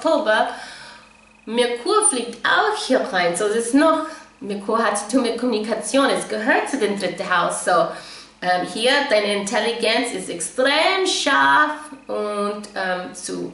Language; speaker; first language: German; non-native, fluent; English